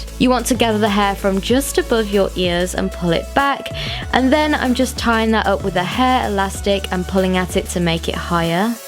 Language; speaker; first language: English; native; English